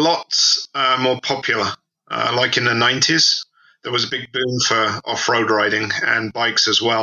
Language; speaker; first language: English; native; English